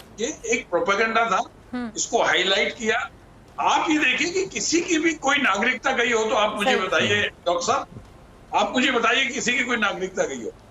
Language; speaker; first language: Hindi; native; Hindi